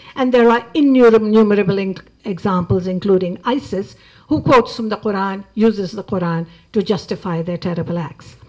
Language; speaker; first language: English; non-native, local second language; Urdu